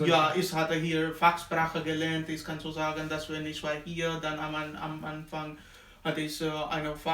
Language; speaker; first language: German; non-native, learner; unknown